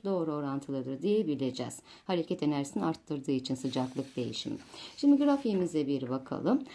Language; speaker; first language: Turkish; native; Turkish